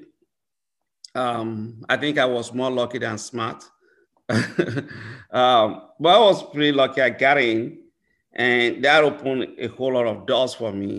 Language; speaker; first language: English; non-native, local second language; Yoruba